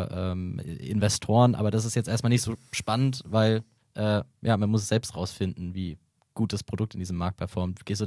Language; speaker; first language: German; native; German